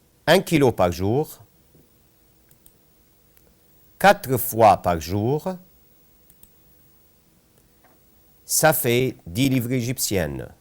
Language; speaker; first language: French; non-native, fluent; Arabic